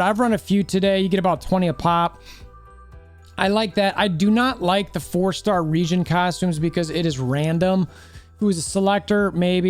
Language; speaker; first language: English; native; English